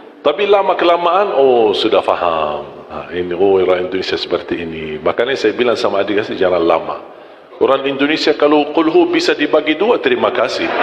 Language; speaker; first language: Malay; non-native, fluent; Arabic